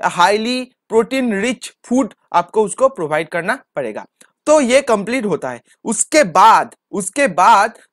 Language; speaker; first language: Hindi; non-native, local second language; Bangla